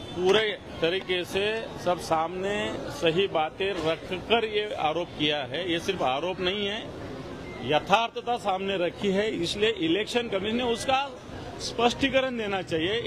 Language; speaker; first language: Hindi; non-native, local second language; Marathi